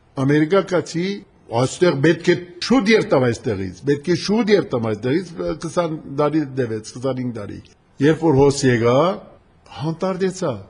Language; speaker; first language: Armenian; early bilingual, heritage; Armenian